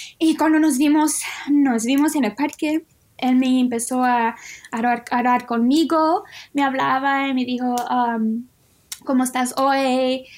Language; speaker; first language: Spanish; early bilingual, heritage; Spanish